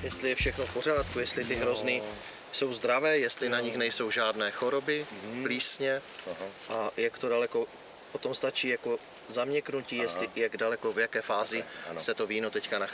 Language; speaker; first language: Czech; native; Czech